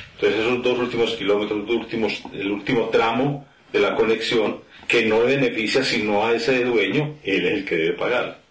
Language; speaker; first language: Spanish; native; Spanish